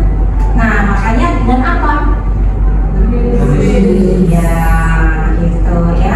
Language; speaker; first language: Indonesian; native; Indonesian